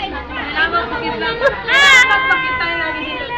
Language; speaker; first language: Filipino; native; Filipino